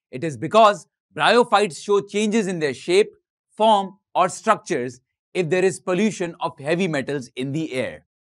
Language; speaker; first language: Urdu; native; Urdu